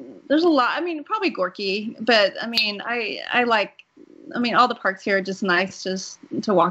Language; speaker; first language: English; native; English